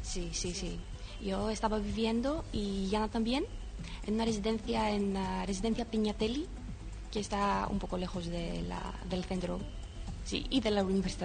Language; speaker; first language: Spanish; non-native, learner; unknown